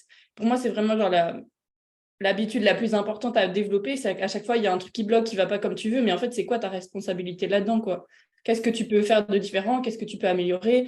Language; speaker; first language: French; native; French